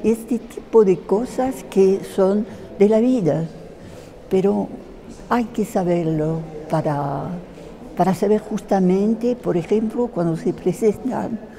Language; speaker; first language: Spanish; non-native, fluent; French